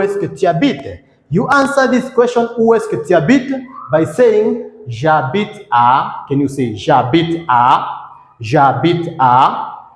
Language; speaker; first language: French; non-native, fluent; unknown